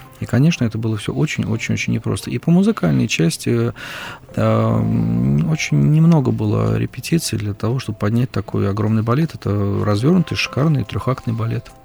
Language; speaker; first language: Russian; native; Russian